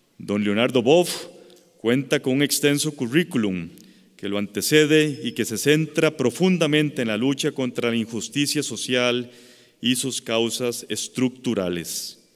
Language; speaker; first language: Spanish; native; Spanish